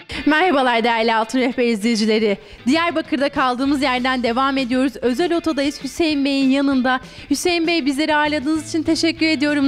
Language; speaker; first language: Turkish; native; Turkish